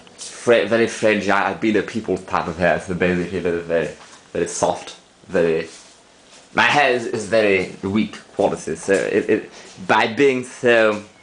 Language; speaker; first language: English; non-native, fluent; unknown